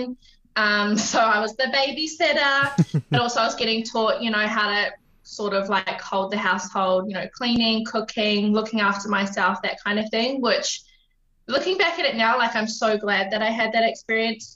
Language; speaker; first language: English; native; English